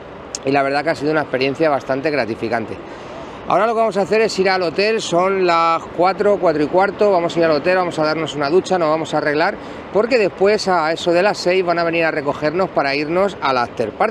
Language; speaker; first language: Spanish; native; Spanish